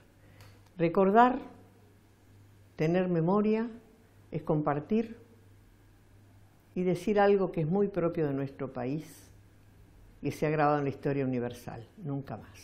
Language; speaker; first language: Spanish; native; Spanish